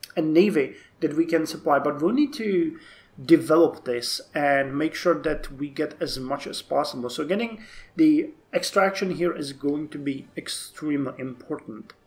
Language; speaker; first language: English; non-native, fluent; Czech